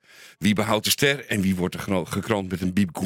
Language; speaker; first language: Dutch; native; Dutch